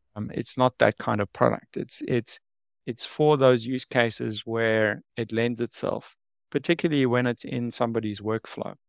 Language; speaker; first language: English; native; English